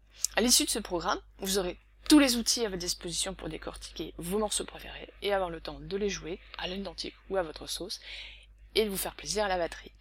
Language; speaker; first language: French; native; French